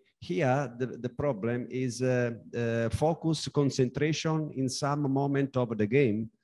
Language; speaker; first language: English; non-native, learner; Italian